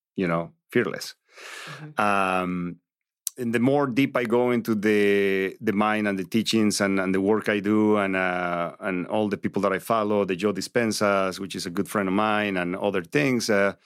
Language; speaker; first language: English; non-native, fluent; Spanish